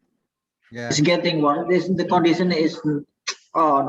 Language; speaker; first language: English; non-native, learner; Indonesian